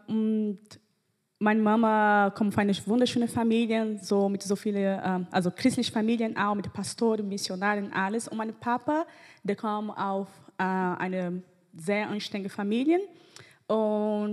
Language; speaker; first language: German; non-native, fluent; Portuguese